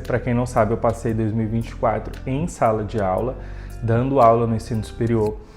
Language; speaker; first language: Portuguese; native; Portuguese